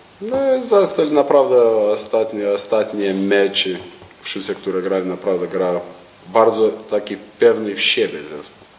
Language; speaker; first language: Polish; non-native, learner; Lithuanian